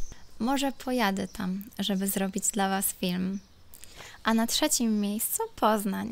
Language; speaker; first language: Polish; non-native, local second language; Ukrainian